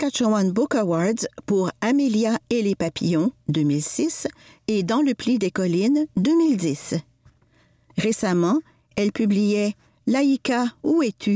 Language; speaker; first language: French; native; French